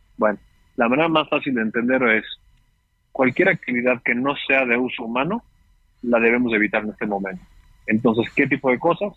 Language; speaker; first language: Spanish; native; Spanish